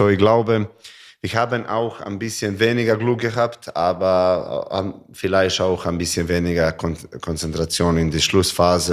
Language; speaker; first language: German; non-native, learner; Serbian